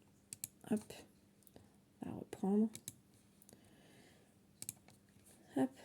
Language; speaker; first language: French; native; French